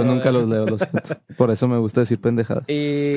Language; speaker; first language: Spanish; native; Spanish